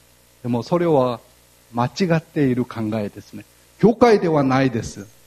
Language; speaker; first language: Japanese; non-native, fluent; Korean